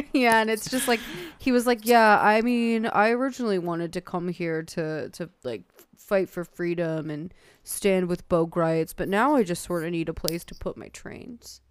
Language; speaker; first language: English; native; English